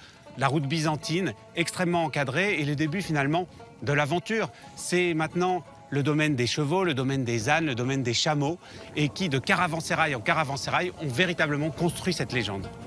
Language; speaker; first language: French; native; French